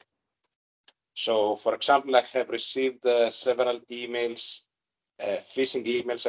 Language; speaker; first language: English; non-native, fluent; Greek